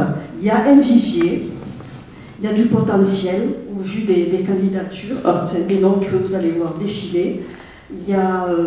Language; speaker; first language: French; native; French